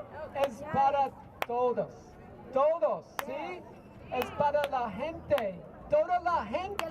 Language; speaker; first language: Spanish; non-native, learner; English